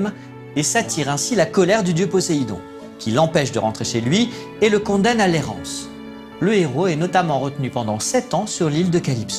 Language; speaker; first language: French; native; French